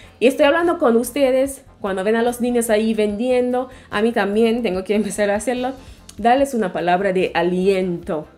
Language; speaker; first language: Spanish; non-native, fluent; English